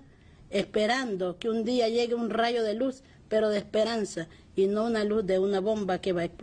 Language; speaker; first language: Spanish; native; Spanish